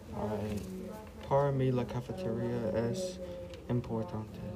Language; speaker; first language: Spanish; non-native, learner; English